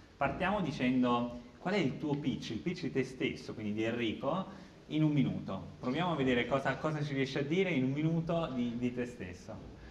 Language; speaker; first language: Italian; native; Italian